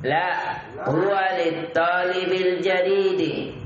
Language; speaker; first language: Arabic; non-native, fluent; Indonesian